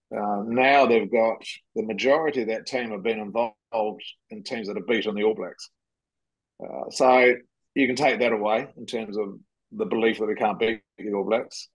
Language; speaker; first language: English; native; English